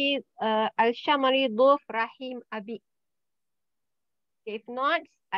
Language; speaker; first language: English; non-native, learner; Malay